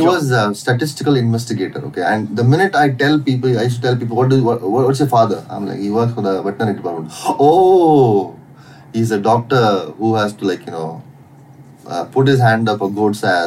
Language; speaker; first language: English; non-native, local second language; Tamil